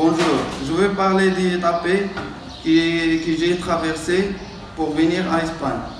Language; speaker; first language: French; non-native, local second language; Arabic